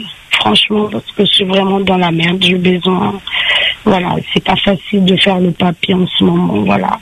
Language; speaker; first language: French; non-native, learner; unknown